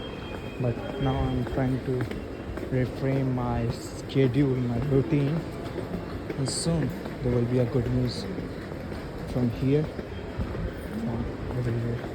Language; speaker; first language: English; non-native, local second language; Hindi